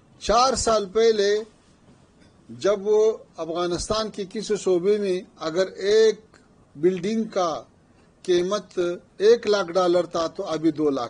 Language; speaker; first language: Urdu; non-native, fluent; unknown